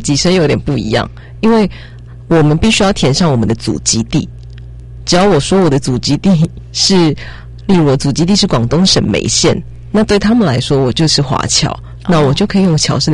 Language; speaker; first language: Chinese; native; Chinese